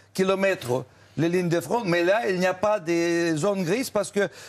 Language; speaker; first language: French; non-native, fluent; Russian